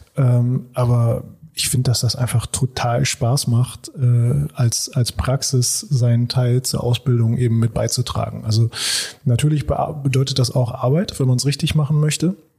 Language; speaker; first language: German; native; German